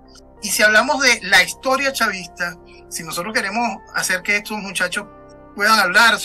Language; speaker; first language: Spanish; native; Spanish